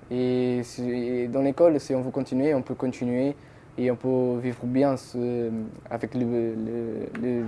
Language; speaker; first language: French; non-native, fluent; Portuguese